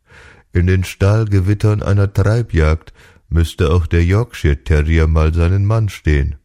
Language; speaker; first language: German; native; German